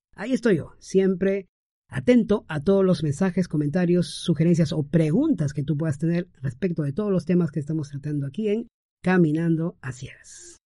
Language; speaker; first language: Spanish; native; Spanish